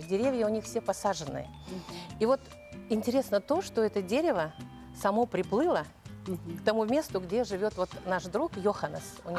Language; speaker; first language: Russian; native; Russian